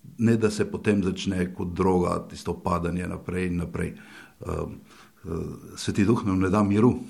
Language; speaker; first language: Slovenian; native; Slovenian